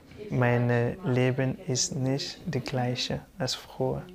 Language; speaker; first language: German; non-native, learner; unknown